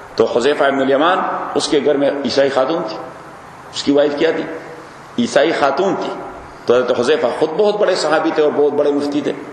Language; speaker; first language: Urdu; non-native, local second language; Pashto